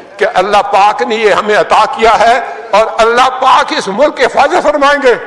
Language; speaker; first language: Urdu; native; Urdu